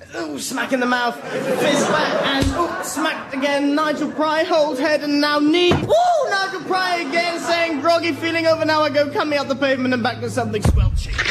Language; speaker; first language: English; native; English